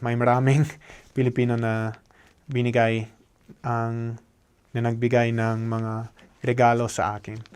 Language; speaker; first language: Filipino; non-native, fluent; English